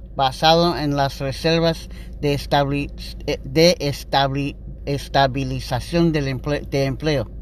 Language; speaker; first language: Spanish; non-native, learner; English